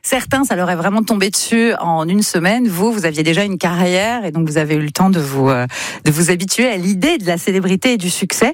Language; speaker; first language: French; native; French